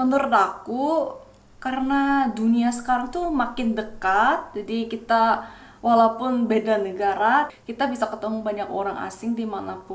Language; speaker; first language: Indonesian; non-native, fluent; Korean